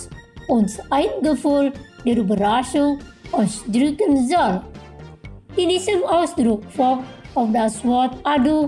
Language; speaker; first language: German; non-native, fluent; Indonesian